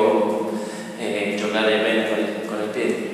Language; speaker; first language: Italian; non-native, learner; Spanish